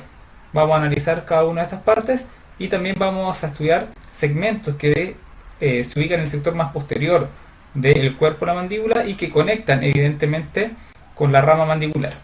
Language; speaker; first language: Spanish; native; Spanish